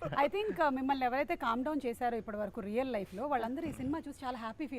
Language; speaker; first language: Telugu; native; Telugu